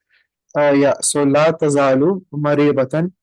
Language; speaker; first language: Arabic; non-native, learner; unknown